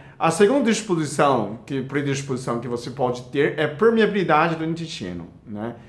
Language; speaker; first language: Portuguese; non-native, fluent; Chinese